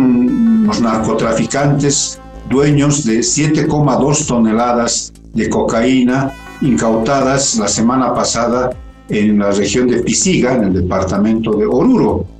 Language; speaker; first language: Spanish; native; Spanish